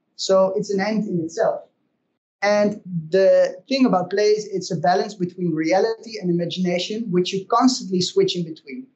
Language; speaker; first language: English; non-native, fluent; Dutch